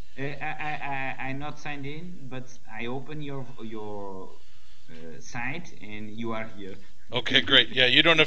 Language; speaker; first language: English; non-native, learner; Portuguese